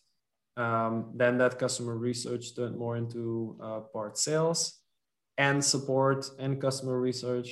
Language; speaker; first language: English; non-native, fluent; Dutch